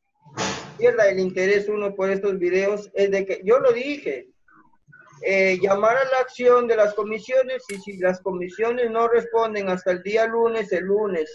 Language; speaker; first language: Spanish; native; Spanish